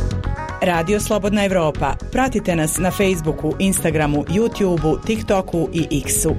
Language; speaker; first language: Serbian; native; Serbian